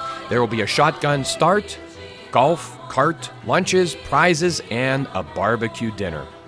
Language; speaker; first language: English; native; English